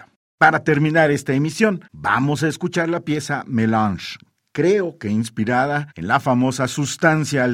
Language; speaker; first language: Spanish; native; Spanish